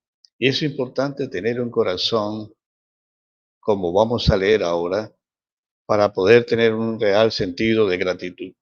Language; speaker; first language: Spanish; native; Spanish